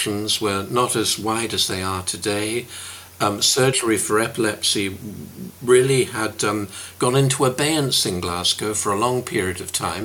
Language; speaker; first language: English; native; English